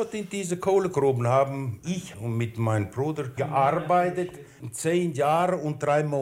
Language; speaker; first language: German; early bilingual, heritage; German